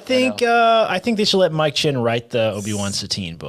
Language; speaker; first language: English; native; English